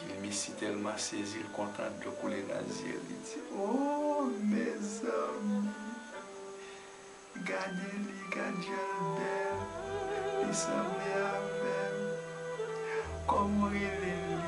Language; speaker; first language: French; non-native, local second language; Haitian Creole